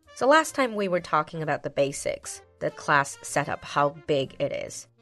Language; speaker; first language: English; non-native, fluent; Chinese